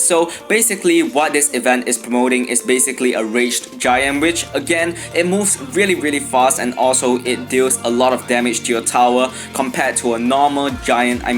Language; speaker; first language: English; non-native, fluent; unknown